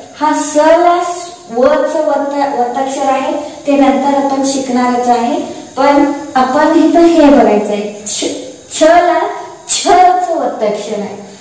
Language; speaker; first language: Marathi; non-native, local second language; Kannada